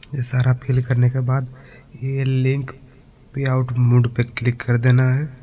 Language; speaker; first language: Hindi; native; Hindi